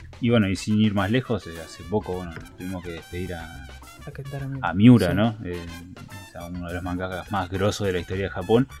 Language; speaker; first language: Spanish; native; Spanish